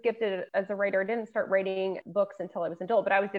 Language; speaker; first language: English; native; English